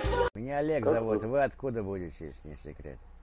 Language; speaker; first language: Russian; native; Russian